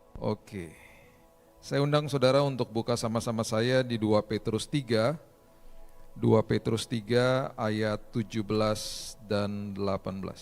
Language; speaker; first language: Indonesian; native; Indonesian